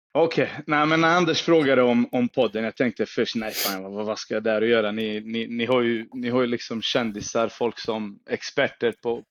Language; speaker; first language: Swedish; early bilingual, other home language; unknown